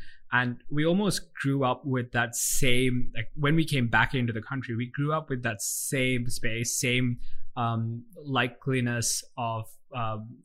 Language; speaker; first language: English; non-native, local second language; Sinhala